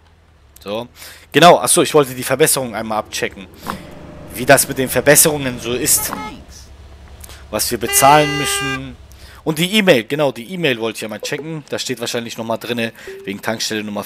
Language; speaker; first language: German; native; German